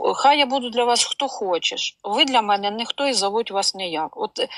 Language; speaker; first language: Ukrainian; non-native, local second language; Russian